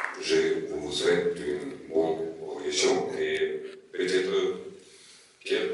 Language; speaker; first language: French; non-native, learner; German